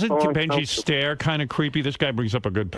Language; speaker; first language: English; native; English